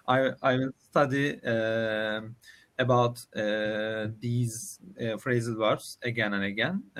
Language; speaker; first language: English; non-native, learner; Turkish